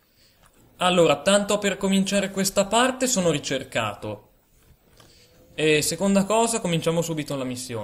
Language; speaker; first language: Italian; native; Italian